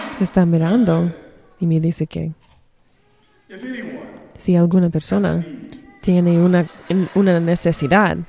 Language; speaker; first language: Spanish; non-native, learner; English